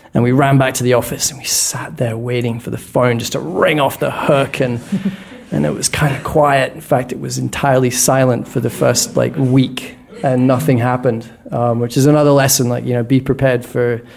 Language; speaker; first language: English; native; English